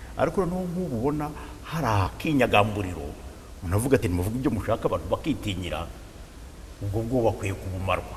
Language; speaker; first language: Kinyarwanda; native; Kinyarwanda